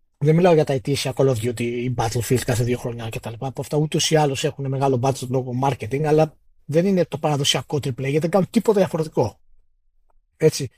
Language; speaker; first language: Greek; native; Greek